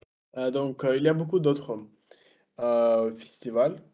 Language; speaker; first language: French; non-native, fluent; Russian